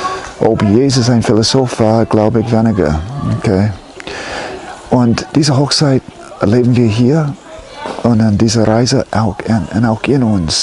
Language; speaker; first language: German; non-native, fluent; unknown